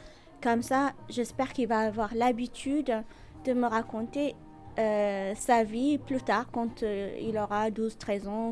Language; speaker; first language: French; non-native, fluent; Amharic